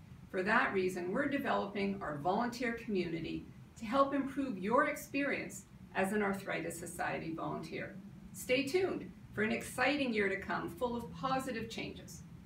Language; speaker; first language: English; native; English